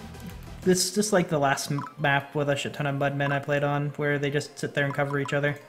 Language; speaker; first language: English; native; English